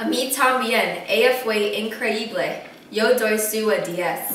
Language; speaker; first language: Spanish; non-native, learner; English